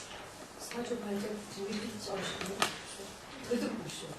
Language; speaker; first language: Korean; non-native, learner; Mongolian